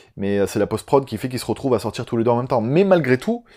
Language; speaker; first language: French; native; French